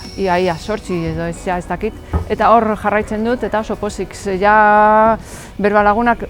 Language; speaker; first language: Basque; non-native, local second language; Spanish